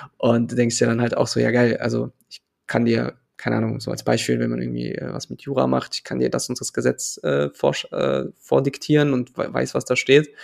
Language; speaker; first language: German; early bilingual, other home language; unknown